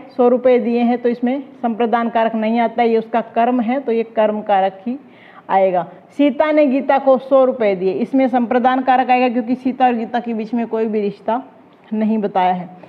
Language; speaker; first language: Hindi; native; Hindi